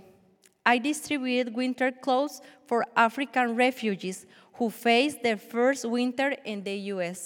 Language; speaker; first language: English; non-native, fluent; Spanish